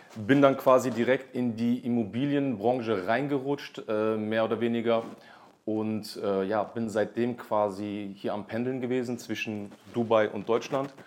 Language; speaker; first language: German; early bilingual, other home language; Kurdish